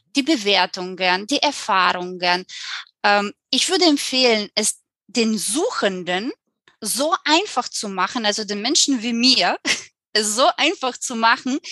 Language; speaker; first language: German; non-native, fluent; Ukrainian